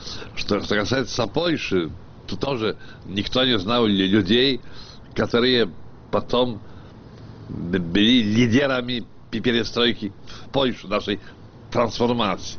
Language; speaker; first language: Russian; non-native, fluent; Polish